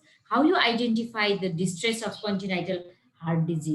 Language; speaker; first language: English; non-native, local second language; Nepali